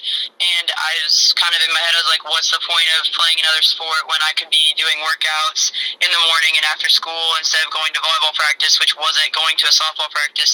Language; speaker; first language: English; native; English